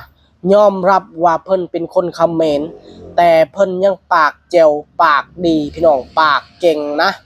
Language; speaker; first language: Thai; non-native, local second language; Lao